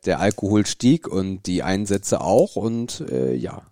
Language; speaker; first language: German; native; German